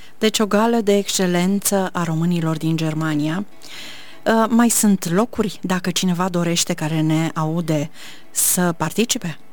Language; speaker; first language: Romanian; native; Romanian